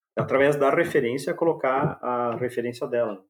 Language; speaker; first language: Portuguese; native; Portuguese